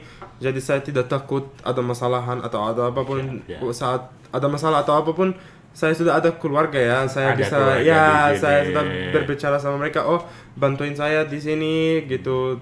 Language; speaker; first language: Indonesian; non-native, fluent; Arabic